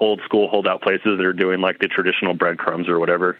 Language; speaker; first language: English; native; English